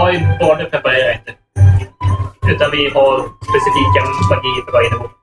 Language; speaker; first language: Swedish; native; Swedish